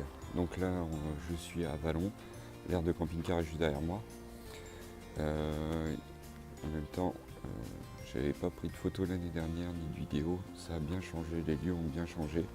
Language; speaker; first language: French; native; French